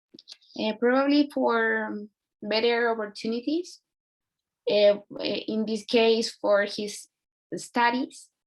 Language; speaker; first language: English; non-native, learner; Spanish